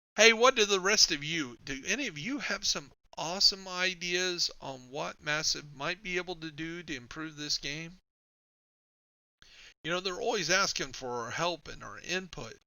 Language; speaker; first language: English; native; English